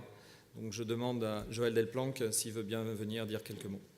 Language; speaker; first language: French; native; French